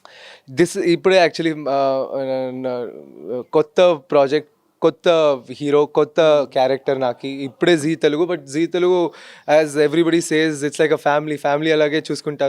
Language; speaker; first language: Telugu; non-native, fluent; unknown